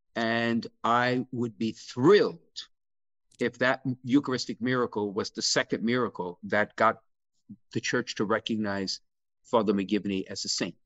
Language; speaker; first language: English; native; English